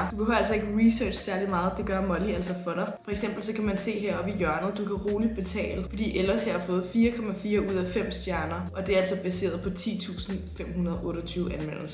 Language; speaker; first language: Danish; native; Danish